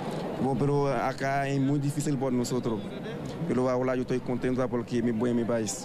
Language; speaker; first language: Spanish; non-native, learner; Haitian Creole